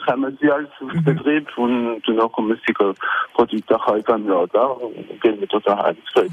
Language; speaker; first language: German; non-native, local second language; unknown